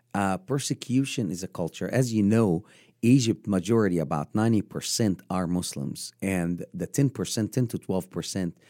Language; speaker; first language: English; non-native, fluent; Arabic